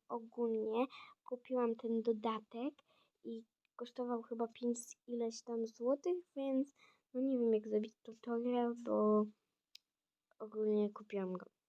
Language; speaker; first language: Polish; non-native, fluent; Ukrainian